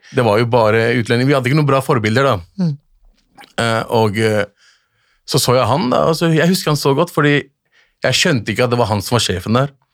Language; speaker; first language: Norwegian; early bilingual, other home language; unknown